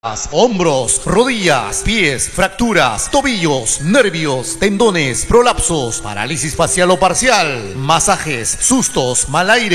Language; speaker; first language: Spanish; native; Spanish